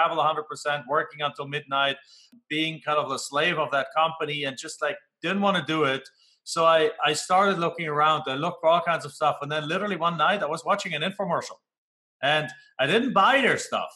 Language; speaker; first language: English; non-native, fluent; German